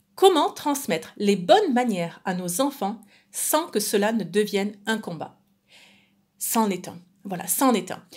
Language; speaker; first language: French; native; French